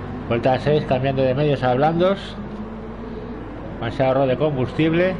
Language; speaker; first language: Spanish; native; Spanish